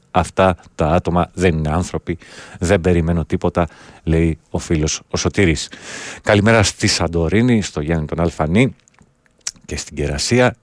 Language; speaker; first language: Greek; native; Greek